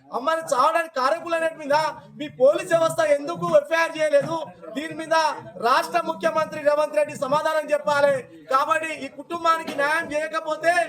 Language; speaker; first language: Telugu; non-native, local second language; Lambadi